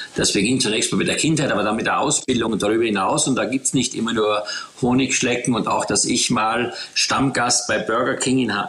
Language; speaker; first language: German; native; German